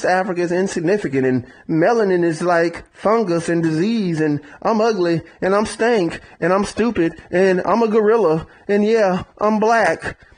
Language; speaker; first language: English; native; English